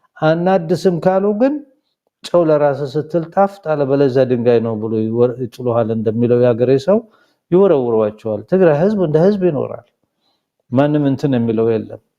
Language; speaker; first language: Amharic; non-native, local second language; Somali